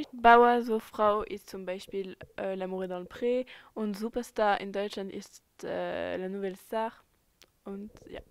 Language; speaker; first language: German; non-native, fluent; French